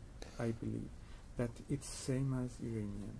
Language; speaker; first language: English; non-native, learner; Persian